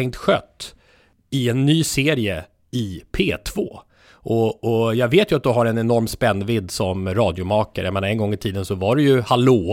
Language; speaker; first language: Swedish; native; Swedish